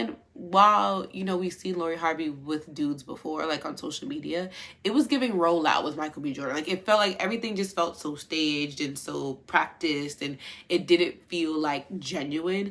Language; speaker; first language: English; native; English